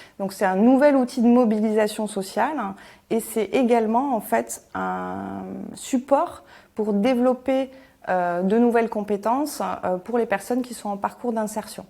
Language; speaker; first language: French; native; French